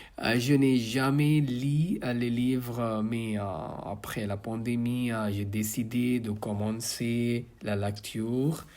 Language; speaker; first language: French; non-native, learner; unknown